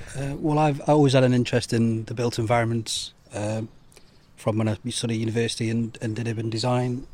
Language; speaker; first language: English; native; English